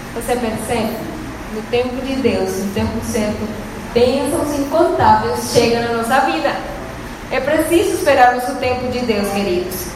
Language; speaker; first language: Portuguese; non-native, fluent; Spanish